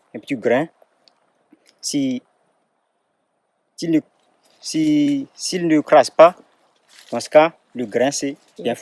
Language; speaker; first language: French; non-native, local second language; Malagasy